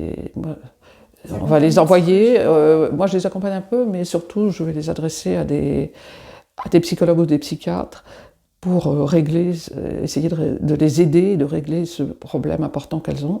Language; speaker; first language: French; native; French